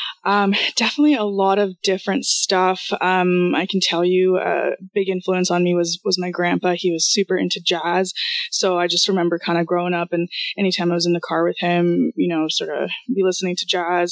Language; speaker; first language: English; non-native, fluent; Russian